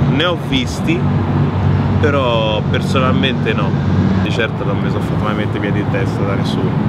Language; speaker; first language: Italian; early bilingual, other home language; French